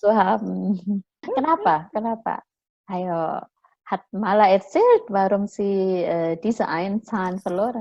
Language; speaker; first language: German; non-native, fluent; Indonesian